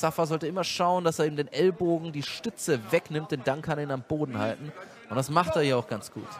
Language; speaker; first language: German; native; German